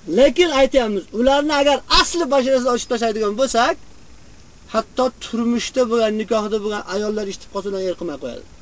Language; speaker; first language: Uzbek; native; Uzbek